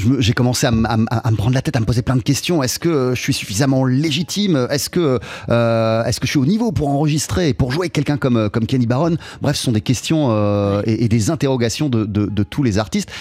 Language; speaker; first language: French; native; French